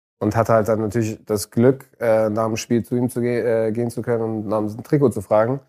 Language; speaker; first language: German; early bilingual, other home language; Arabic